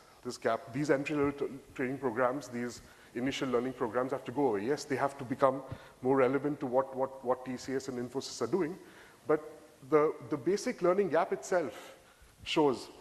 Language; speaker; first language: English; non-native, local second language; Bangla